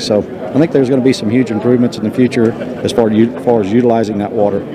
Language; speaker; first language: English; native; English